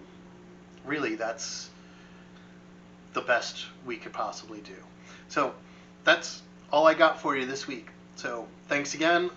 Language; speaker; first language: English; native; English